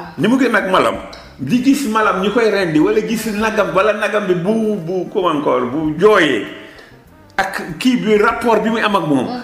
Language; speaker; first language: Wolof; non-native, local second language; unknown